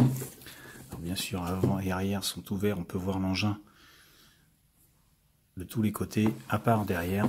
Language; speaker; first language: French; native; French